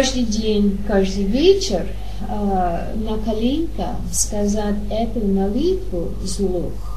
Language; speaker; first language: Russian; non-native, learner; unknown